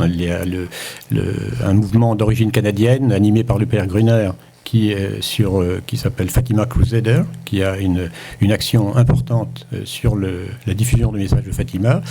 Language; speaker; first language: French; native; French